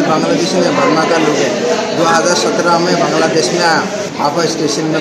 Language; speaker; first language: Hindi; non-native, learner; Rohingya